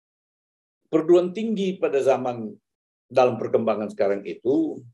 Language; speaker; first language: Malay; native; Malay